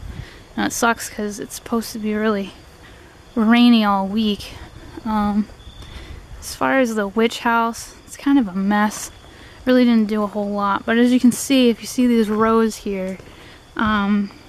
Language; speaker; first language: English; native; English